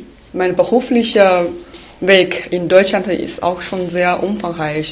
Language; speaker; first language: German; non-native, fluent; Chinese